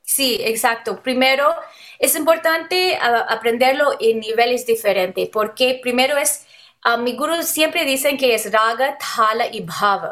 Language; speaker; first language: Spanish; non-native, learner; English